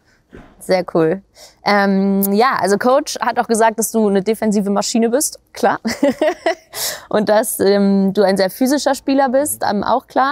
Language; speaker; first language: German; native; German